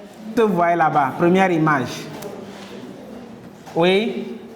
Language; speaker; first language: French; non-native, local second language; Kinyarwanda